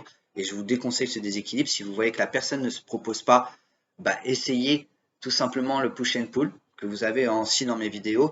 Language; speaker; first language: French; native; French